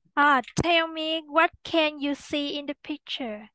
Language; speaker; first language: English; non-native, learner; Vietnamese